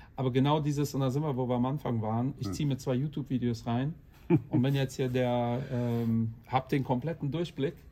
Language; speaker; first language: German; non-native, fluent; Portuguese